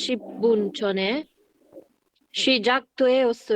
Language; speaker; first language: Korean; non-native, learner; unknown